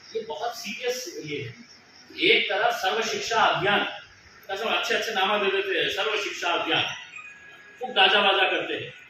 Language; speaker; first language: Hindi; non-native, local second language; Marathi